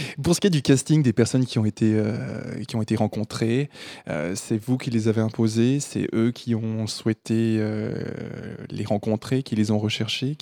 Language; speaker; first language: French; native; French